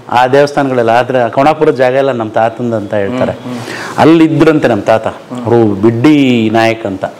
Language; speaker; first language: Kannada; non-native, local second language; Lambadi